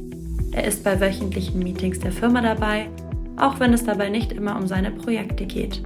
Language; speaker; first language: German; native; German